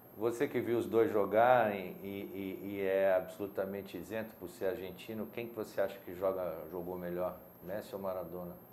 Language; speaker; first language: Portuguese; native; Portuguese